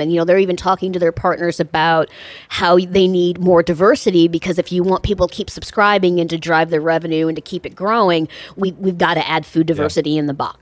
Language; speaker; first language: English; native; English